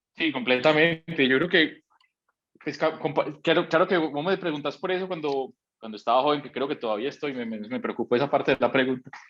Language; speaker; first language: Spanish; native; Spanish